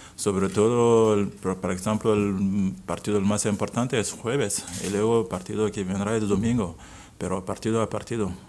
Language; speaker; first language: Spanish; non-native, fluent; Bambara